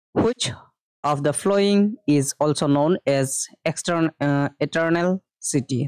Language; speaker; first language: English; non-native, local second language; Assamese